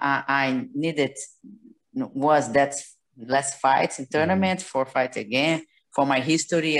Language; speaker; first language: English; non-native, learner; Portuguese